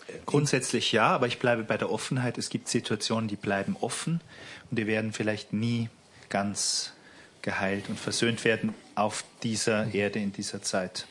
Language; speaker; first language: German; native; German